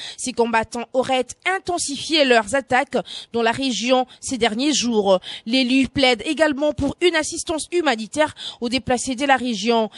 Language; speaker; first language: French; non-native, local second language; Lingala